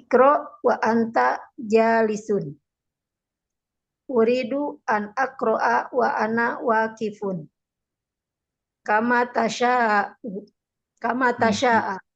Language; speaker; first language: Arabic; non-native, learner; Indonesian